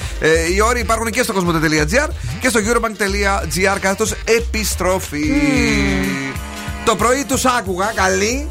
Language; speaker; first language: Greek; native; Greek